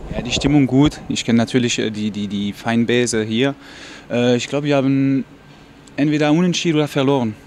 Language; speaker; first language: German; non-native, fluent; French